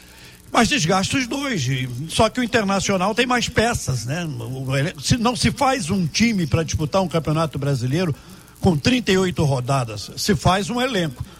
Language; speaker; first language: Portuguese; native; Portuguese